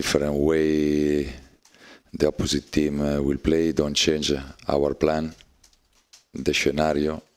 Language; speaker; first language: English; non-native, learner; Italian